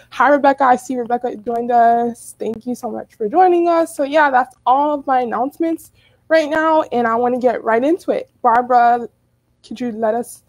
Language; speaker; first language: English; native; English